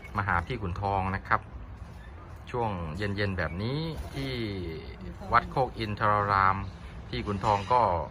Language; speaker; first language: Thai; native; Thai